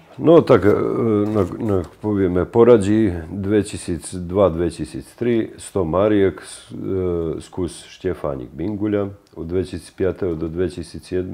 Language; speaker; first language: Slovak; native; Slovak